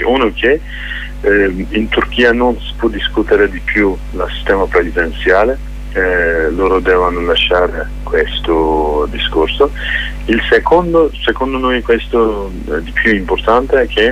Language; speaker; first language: Italian; non-native, fluent; Kurdish